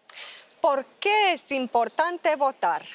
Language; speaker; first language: Spanish; non-native, learner; Romanian